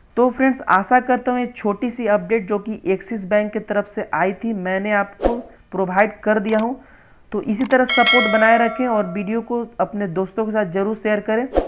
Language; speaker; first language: Hindi; native; Hindi